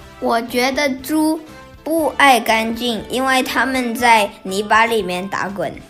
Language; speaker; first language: Chinese; early bilingual, heritage; Chinese